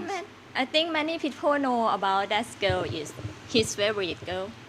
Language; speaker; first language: English; non-native, learner; Thai